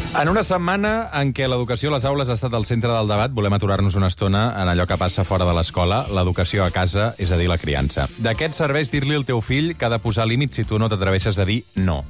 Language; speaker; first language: Catalan; native; Catalan